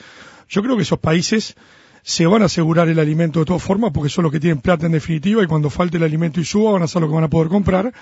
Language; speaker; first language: Spanish; native; Spanish